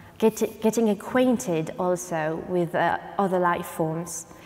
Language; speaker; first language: English; non-native, fluent; French